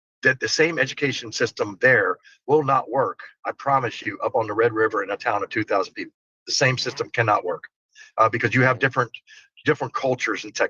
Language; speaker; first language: English; native; English